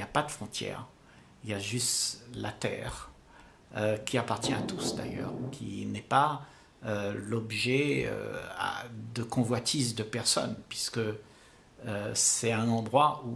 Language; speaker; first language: French; native; French